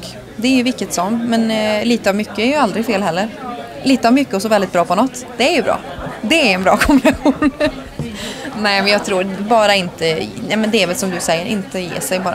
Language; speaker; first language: Swedish; native; Swedish